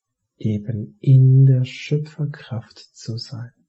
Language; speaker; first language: German; native; German